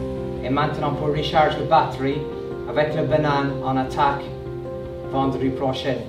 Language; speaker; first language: French; non-native, learner; English